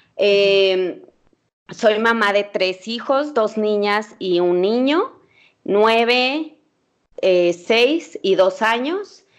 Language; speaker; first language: Spanish; native; Spanish